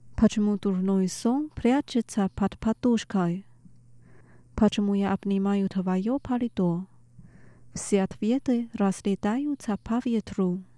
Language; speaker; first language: Russian; non-native, fluent; Chinese